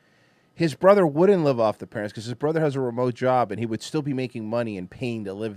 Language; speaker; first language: English; native; English